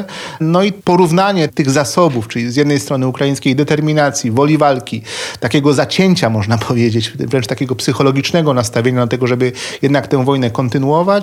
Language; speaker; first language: Polish; native; Polish